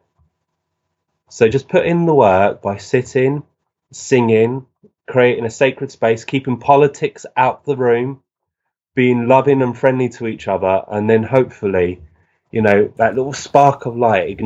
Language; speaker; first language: English; native; English